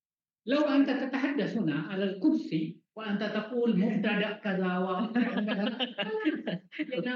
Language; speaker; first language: Arabic; non-native, fluent; Malay